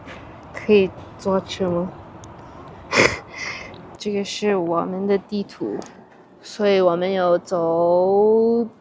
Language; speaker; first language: Chinese; non-native, learner; English